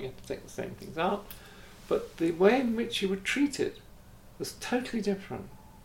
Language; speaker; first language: English; native; English